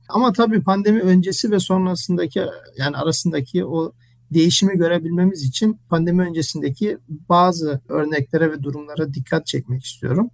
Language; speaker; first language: Turkish; early bilingual, heritage; Turkish